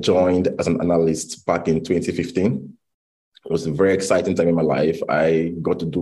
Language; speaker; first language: English; non-native, local second language; Igbo